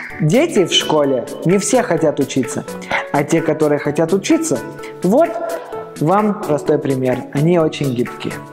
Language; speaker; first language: Russian; non-native, learner; Armenian